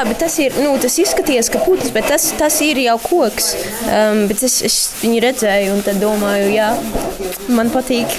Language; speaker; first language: Latvian; non-native, learner; English